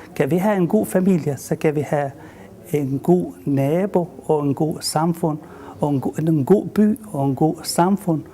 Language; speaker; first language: Danish; non-native, fluent; Arabic